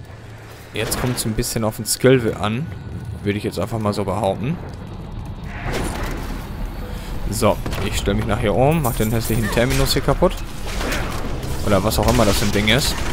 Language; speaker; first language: German; native; German